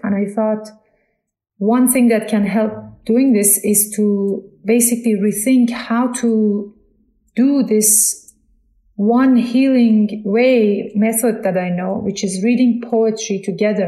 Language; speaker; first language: English; non-native, fluent; Persian